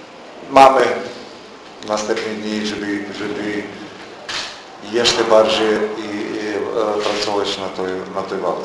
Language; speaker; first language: Polish; non-native, fluent; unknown